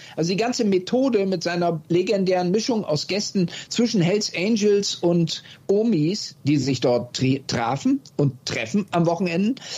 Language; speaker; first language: German; native; German